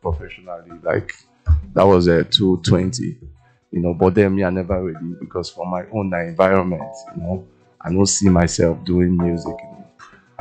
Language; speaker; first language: English; non-native, local second language; Igbo